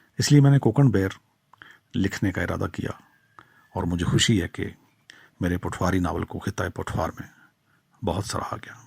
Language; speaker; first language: Urdu; non-native, local second language; Pahari-Potwari